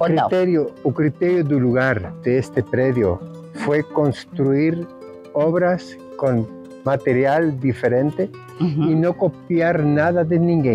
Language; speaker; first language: Portuguese; non-native, fluent; Spanish